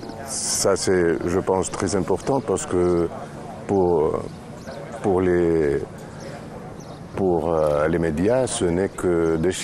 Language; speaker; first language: French; non-native, fluent; Greek